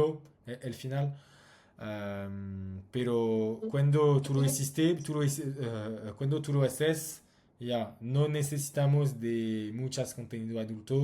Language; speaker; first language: Spanish; non-native, learner; French